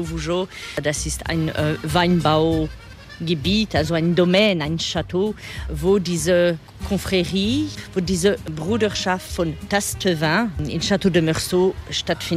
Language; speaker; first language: German; non-native, fluent; French